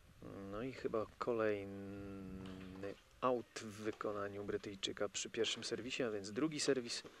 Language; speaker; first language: Polish; native; Polish